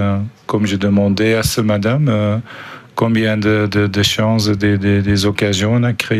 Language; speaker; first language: French; non-native, fluent; Dutch